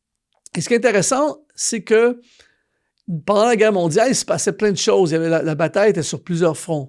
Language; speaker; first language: French; native; French